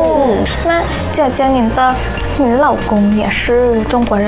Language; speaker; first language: Chinese; non-native, fluent; Thai